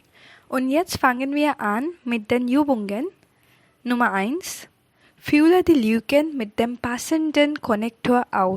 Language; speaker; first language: German; non-native, fluent; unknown